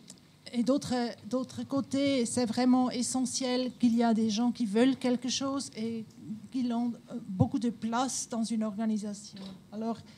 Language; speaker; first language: French; non-native, local second language; German